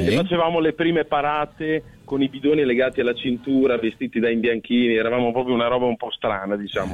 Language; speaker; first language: Italian; native; Italian